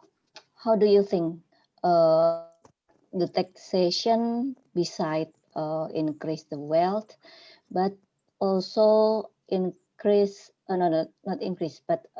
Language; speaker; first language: English; non-native, learner; Indonesian